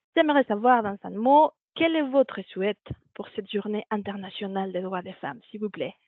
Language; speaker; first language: French; non-native, fluent; Spanish